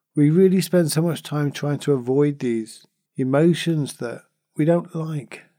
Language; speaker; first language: English; native; English